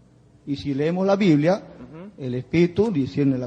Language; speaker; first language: Spanish; native; Spanish